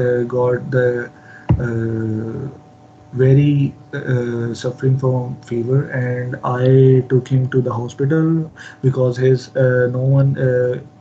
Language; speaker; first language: English; non-native, learner; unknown